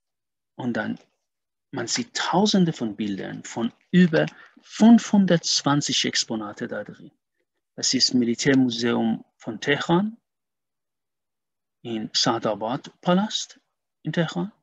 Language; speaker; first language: German; non-native, fluent; Persian